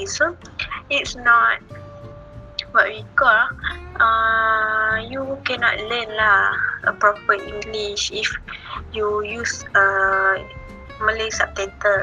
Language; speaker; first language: English; non-native, learner; Malay